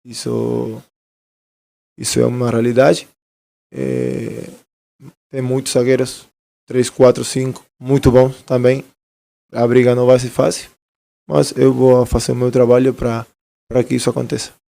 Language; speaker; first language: Portuguese; non-native, fluent; Spanish